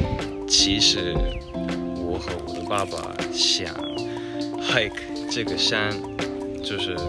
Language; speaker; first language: Chinese; non-native, fluent; Japanese